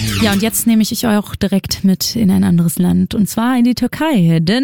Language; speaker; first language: German; native; German